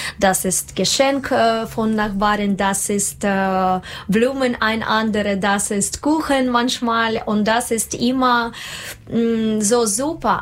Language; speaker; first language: German; non-native, learner; Russian